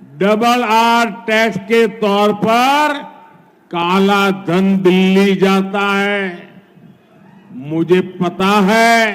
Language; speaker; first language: Hindi; non-native, local second language; Gujarati